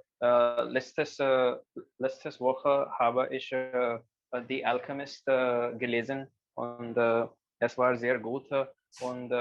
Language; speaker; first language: German; non-native, learner; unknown